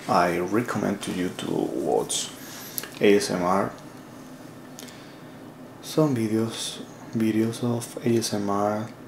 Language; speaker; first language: English; non-native, learner; Spanish